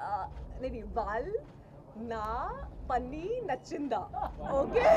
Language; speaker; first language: Telugu; non-native, learner; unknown